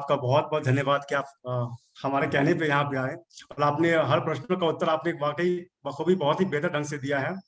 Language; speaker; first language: Hindi; native; Hindi